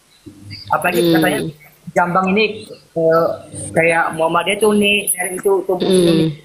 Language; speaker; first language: Indonesian; native; Indonesian